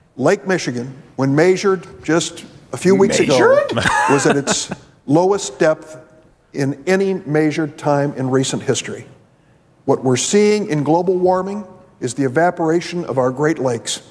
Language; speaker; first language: English; native; English